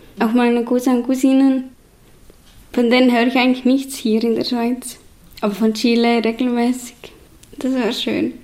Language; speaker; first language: German; native; German